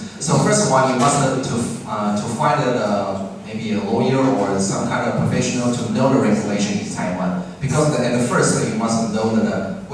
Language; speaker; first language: English; non-native, fluent; Chinese